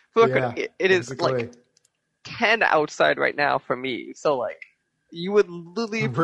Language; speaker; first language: English; native; English